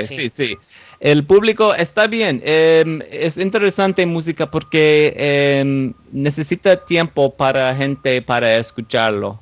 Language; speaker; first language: Spanish; non-native, learner; English